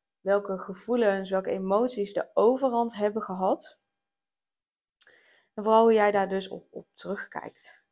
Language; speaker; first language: Dutch; native; Dutch